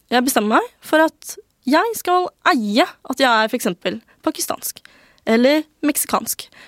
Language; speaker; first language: Norwegian; early bilingual, other home language; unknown